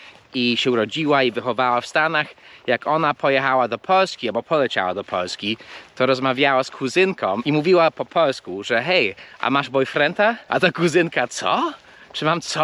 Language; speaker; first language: Polish; early bilingual, heritage; English